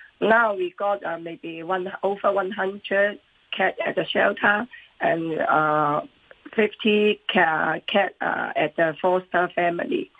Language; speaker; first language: English; non-native, local second language; Cantonese